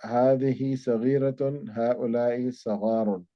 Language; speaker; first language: Arabic; non-native, learner; Urdu